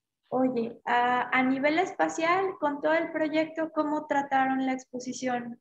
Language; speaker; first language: Spanish; native; Spanish